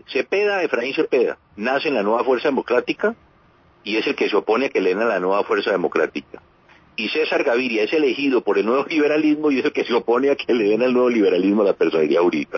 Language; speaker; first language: Spanish; native; Spanish